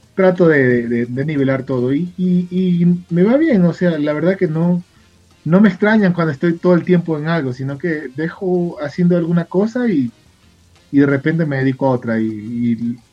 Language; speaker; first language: Spanish; native; Spanish